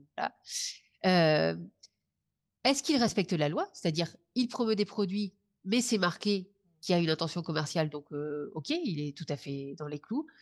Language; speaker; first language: French; native; French